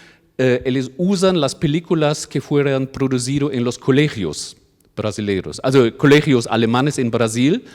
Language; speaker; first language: Spanish; non-native, fluent; German